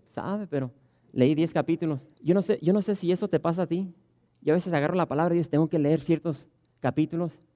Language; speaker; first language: Spanish; early bilingual, heritage; Spanish